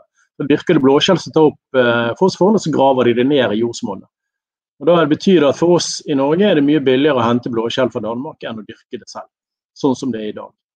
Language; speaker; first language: Norwegian; native; Norwegian